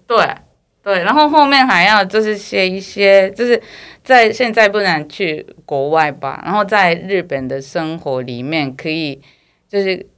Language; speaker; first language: Chinese; non-native, fluent; Japanese